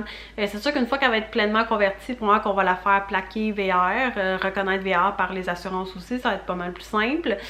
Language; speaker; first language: French; native; French